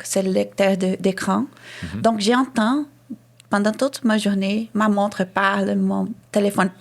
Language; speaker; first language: French; non-native, fluent; Portuguese